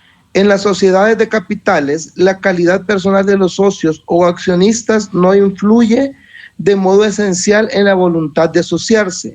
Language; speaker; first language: Spanish; native; Spanish